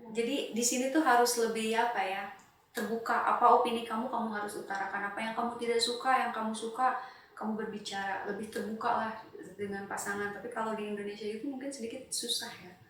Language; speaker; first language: Indonesian; non-native, local second language; Sundanese